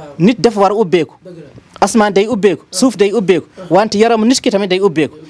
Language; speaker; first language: Wolof; non-native, local second language; Fula